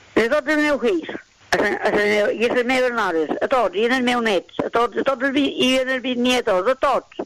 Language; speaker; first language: Catalan; native; Catalan